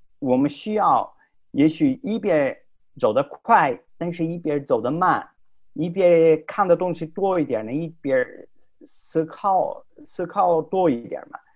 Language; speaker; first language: Chinese; non-native, fluent; Italian